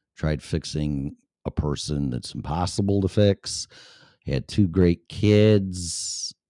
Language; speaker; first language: English; native; English